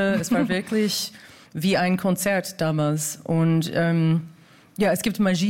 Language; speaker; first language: German; non-native, learner; English